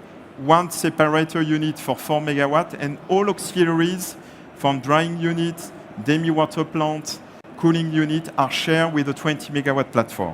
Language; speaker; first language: English; non-native, fluent; French